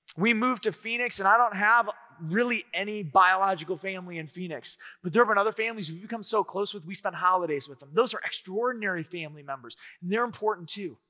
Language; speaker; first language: English; native; English